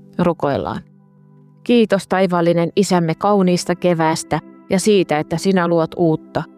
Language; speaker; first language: Finnish; native; Finnish